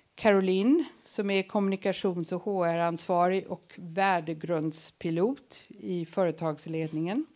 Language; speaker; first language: Swedish; early bilingual, other home language; English